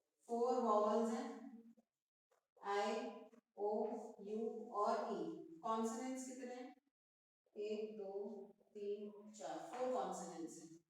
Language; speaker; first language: Hindi; native; Hindi